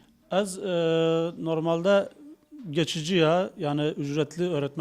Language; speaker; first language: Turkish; non-native, local second language; Zaza